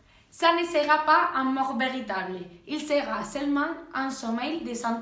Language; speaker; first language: French; non-native, learner; Spanish